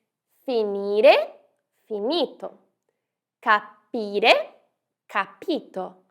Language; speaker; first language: Italian; non-native, fluent; Portuguese